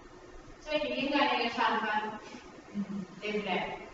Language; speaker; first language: Chinese; non-native, fluent; English